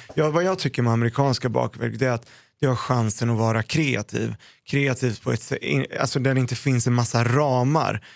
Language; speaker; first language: Swedish; early bilingual, other home language; Arabic